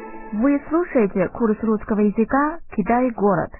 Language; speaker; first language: Russian; non-native, fluent; Chinese